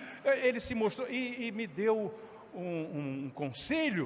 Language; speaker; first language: Portuguese; native; Portuguese